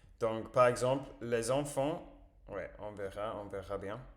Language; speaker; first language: French; non-native, learner; English